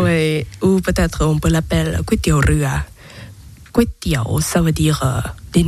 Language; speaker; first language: French; non-native, learner; Thai